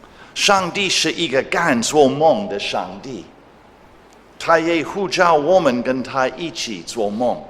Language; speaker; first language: Chinese; non-native, fluent; English